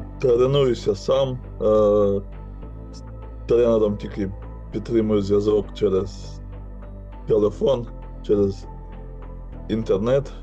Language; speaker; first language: Ukrainian; non-native, local second language; Russian